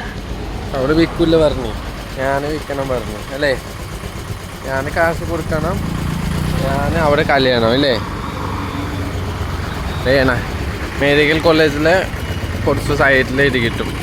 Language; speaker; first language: Malayalam; non-native, fluent; Assamese